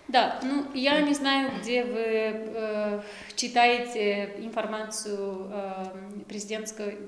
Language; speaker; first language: Russian; non-native, local second language; Romanian